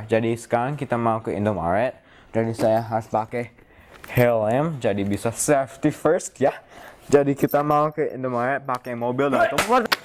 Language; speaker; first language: Indonesian; non-native, learner; English